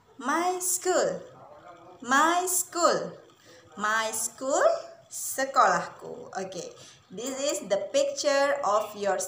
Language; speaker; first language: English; non-native, fluent; Indonesian